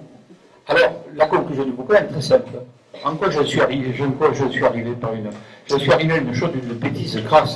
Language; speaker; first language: French; native; French